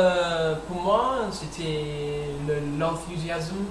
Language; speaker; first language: French; non-native, learner; English